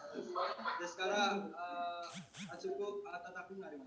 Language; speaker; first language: Japanese; non-native, learner; Indonesian